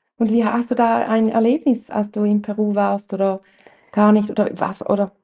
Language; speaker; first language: German; native; German